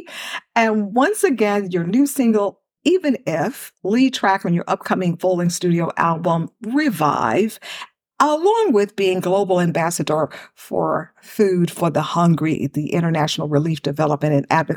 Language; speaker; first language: English; native; English